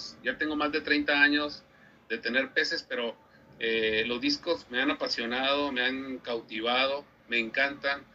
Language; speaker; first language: Spanish; native; Spanish